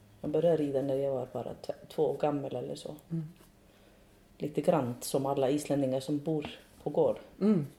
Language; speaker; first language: Swedish; non-native, fluent; Icelandic